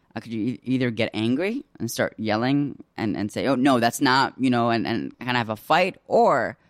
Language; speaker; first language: English; early bilingual, other home language; Arabic